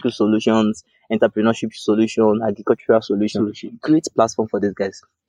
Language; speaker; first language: English; non-native, local second language; Yoruba